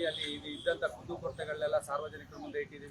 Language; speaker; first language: Kannada; native; Kannada